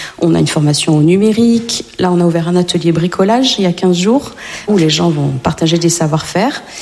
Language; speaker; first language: French; native; French